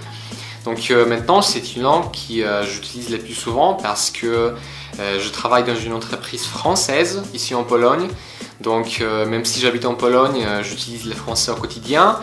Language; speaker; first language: French; non-native, fluent; Polish